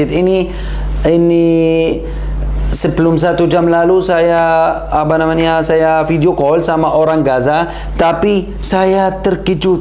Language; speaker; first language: Indonesian; non-native, learner; Arabic